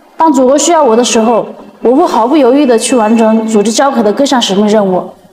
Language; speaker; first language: Chinese; non-native, local second language; Tibetan